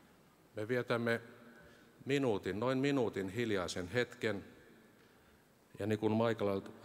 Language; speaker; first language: Finnish; native; Finnish